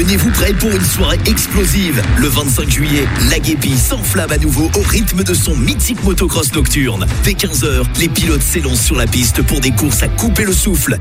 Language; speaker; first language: French; native; French